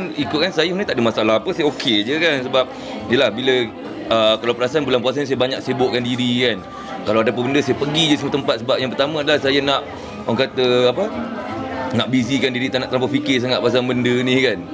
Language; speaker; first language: Malay; native; Malay